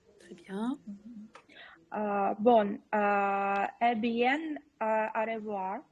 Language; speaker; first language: French; non-native, learner; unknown